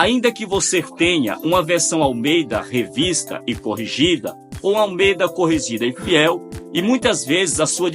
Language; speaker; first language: Portuguese; native; Portuguese